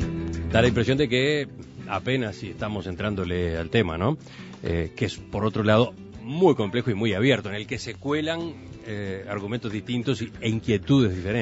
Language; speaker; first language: Spanish; native; Spanish